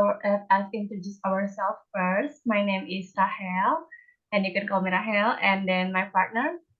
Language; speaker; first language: English; non-native, learner; Indonesian